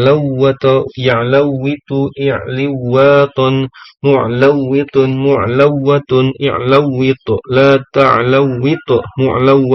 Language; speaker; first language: Arabic; non-native, fluent; Indonesian